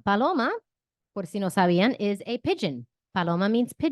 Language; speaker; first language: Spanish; non-native, fluent; English